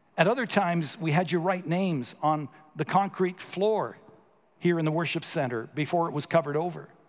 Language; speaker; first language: English; native; English